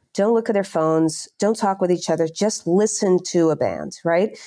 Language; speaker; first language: English; non-native, fluent; Dutch